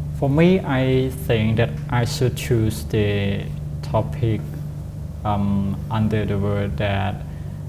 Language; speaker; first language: English; non-native, fluent; Khmer